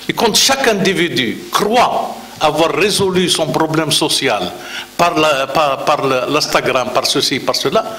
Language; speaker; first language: French; non-native, local second language; Arabic